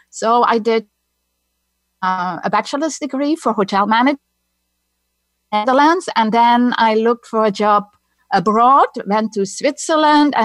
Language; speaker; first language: English; non-native, fluent; Dutch